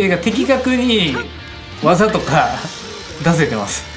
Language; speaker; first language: Japanese; native; Japanese